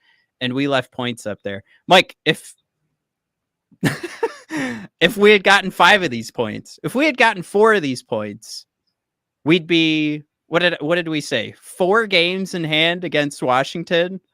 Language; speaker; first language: English; native; English